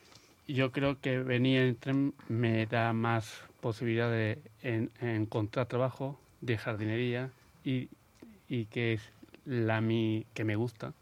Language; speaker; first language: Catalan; non-native, local second language; Spanish